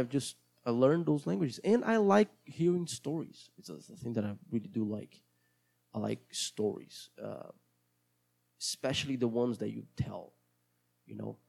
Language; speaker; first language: English; non-native, fluent; Portuguese